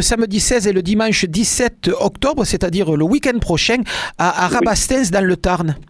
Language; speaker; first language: French; native; French